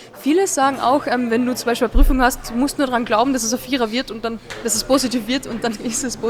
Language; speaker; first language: German; native; German